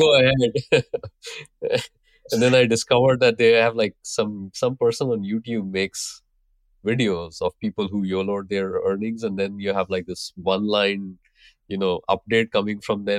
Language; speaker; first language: English; non-native, local second language; Hindi